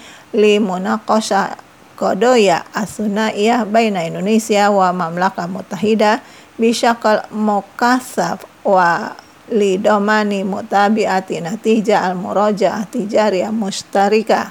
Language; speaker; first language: Arabic; non-native, fluent; Indonesian